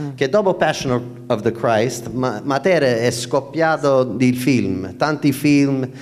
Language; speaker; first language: Italian; non-native, learner; English